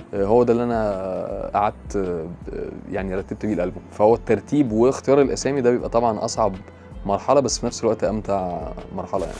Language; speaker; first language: Arabic; native; Arabic